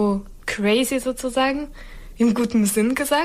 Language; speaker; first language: German; non-native, fluent; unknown